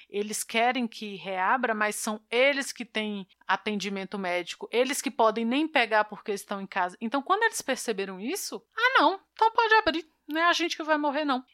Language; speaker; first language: Portuguese; native; Portuguese